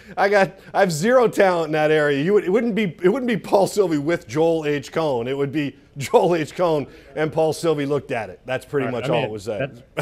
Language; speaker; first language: English; native; English